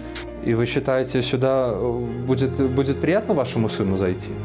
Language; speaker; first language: Russian; native; Russian